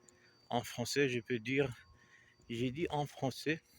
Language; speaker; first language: French; non-native, learner; Portuguese